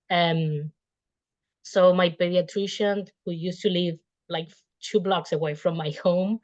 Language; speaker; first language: English; non-native, fluent; Spanish